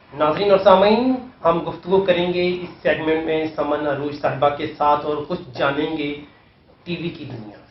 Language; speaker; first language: Urdu; native; Urdu